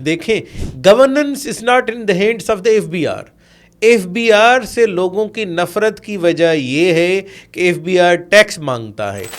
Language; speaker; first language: Urdu; non-native, local second language; Sindhi